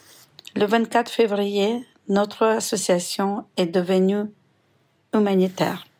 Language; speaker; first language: French; non-native, fluent; Ukrainian